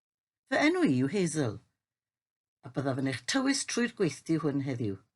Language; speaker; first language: Welsh; native; Welsh